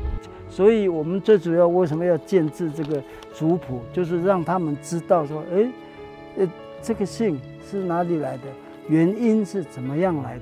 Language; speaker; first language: Chinese; non-native, local second language; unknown